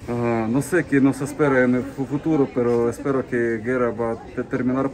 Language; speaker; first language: Spanish; non-native, learner; Ukrainian